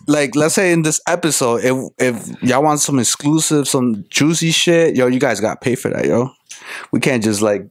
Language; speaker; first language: English; early bilingual, other home language; Spanish